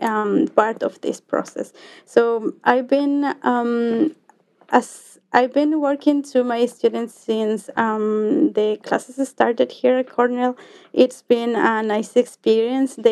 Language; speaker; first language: English; non-native, fluent; Quechua